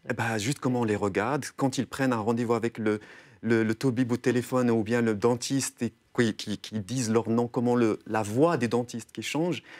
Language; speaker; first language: French; non-native, local second language; Arabic